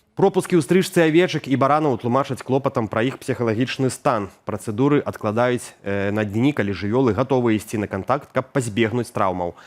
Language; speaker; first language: Belarusian; native; Belarusian